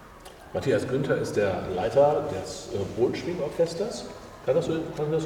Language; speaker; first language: German; native; German